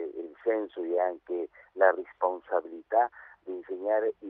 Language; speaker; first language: Italian; non-native, fluent; Spanish